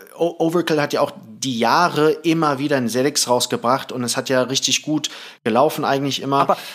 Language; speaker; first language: German; early bilingual, other home language; Thai